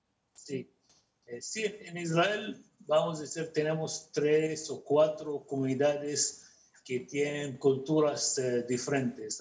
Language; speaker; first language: Spanish; non-native, fluent; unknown